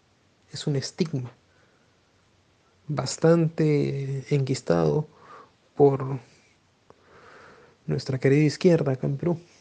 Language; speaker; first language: Spanish; native; Spanish